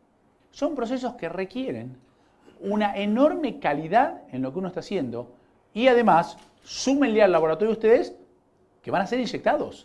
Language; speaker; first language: Spanish; native; Spanish